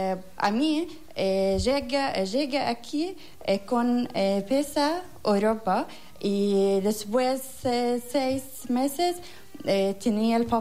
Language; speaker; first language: Spanish; non-native, learner; Arabic